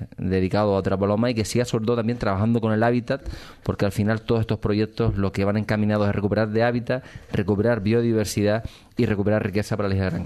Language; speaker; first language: Spanish; native; Spanish